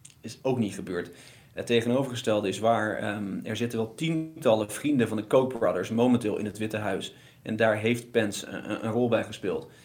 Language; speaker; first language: Dutch; native; Dutch